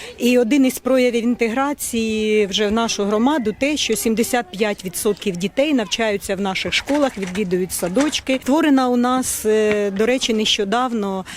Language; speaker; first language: Ukrainian; native; Ukrainian